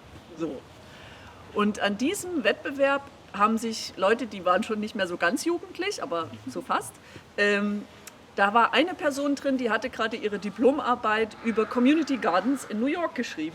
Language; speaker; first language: German; native; German